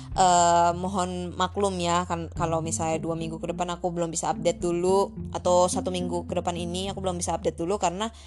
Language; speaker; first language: Indonesian; native; Indonesian